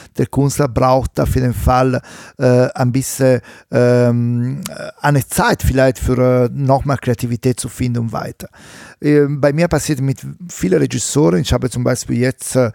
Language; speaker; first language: German; non-native, fluent; Italian